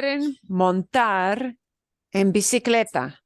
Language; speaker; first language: Spanish; non-native, fluent; English